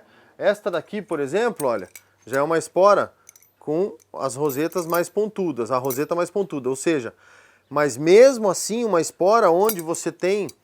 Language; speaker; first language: Portuguese; native; Portuguese